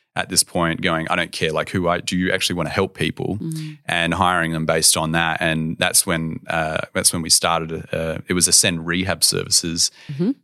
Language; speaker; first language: English; native; English